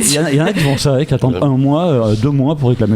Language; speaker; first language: French; native; French